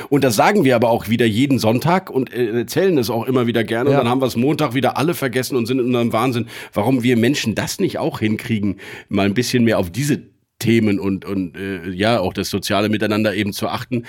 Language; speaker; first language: German; native; German